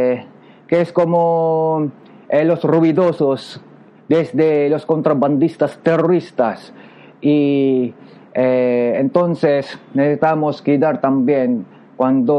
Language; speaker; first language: Spanish; non-native, learner; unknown